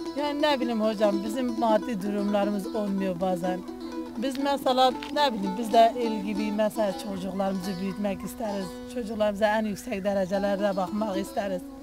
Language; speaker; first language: Turkish; non-native, local second language; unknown